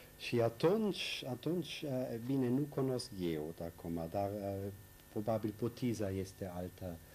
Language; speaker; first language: Romanian; non-native, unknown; German